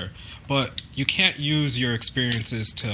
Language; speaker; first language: English; native; English